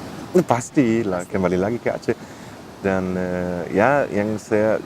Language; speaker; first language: Indonesian; non-native, fluent; German